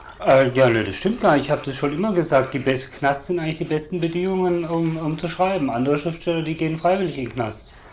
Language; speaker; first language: German; native; German